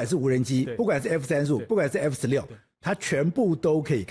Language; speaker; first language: Chinese; native; Chinese